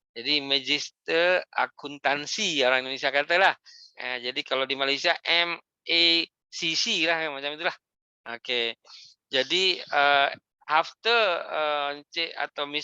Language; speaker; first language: Malay; native; Malay